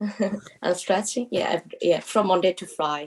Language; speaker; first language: English; non-native, learner; Korean